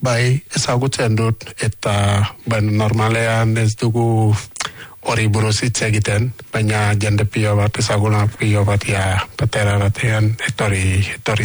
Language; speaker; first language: Basque; non-native, learner; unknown